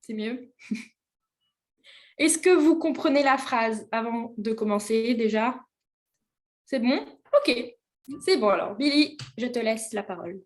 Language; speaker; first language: French; native; French